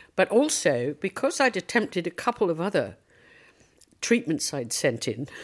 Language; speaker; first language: English; native; English